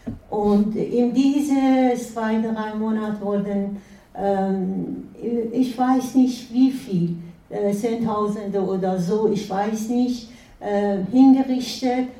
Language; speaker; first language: German; non-native, fluent; Persian